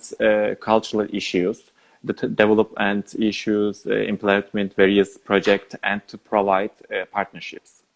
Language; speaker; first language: English; non-native, learner; Turkish